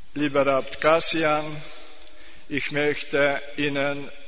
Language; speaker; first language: German; non-native, fluent; Slovenian